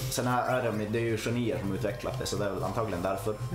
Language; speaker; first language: Swedish; native; Swedish